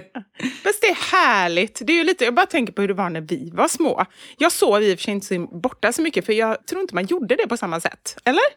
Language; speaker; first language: Swedish; native; Swedish